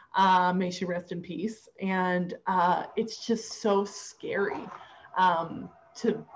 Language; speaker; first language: English; native; English